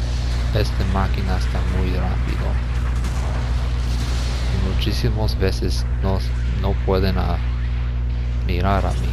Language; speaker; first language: Spanish; non-native, learner; English